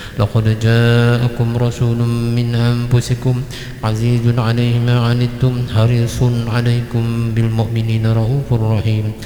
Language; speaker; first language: Arabic; non-native, fluent; Malay